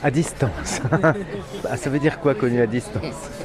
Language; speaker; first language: French; native; French